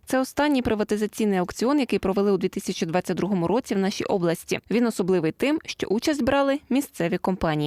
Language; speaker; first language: Ukrainian; native; Ukrainian